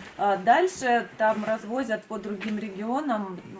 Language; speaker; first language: Russian; native; Russian